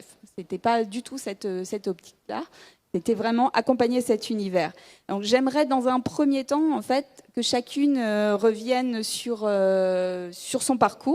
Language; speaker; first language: French; native; French